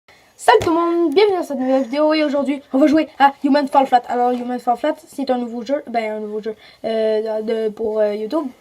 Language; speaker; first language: French; native; French